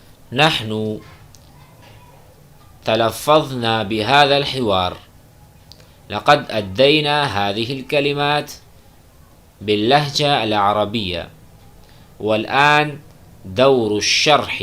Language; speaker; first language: Arabic; non-native, fluent; Urdu